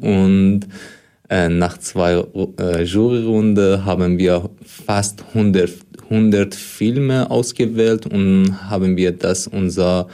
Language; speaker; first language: German; non-native, fluent; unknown